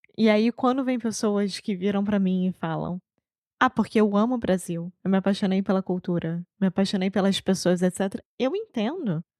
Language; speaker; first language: Portuguese; native; Portuguese